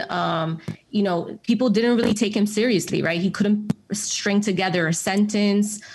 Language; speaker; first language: English; native; English